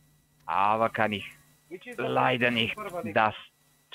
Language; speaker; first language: German; non-native, learner; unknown